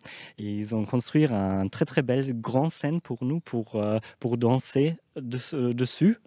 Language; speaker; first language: French; non-native, fluent; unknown